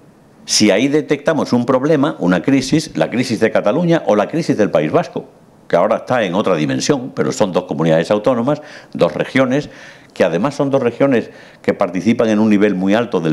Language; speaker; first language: Spanish; native; Spanish